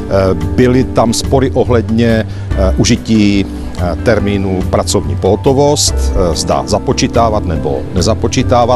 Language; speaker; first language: Czech; native; Czech